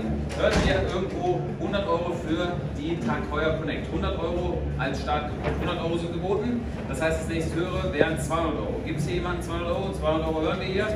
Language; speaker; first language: German; native; German